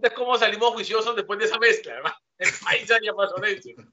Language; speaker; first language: Spanish; native; Spanish